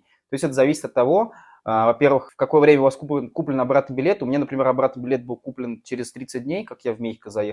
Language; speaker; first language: Russian; native; Russian